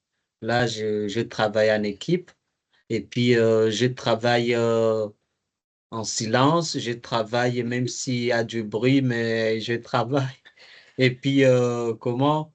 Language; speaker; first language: French; non-native, learner; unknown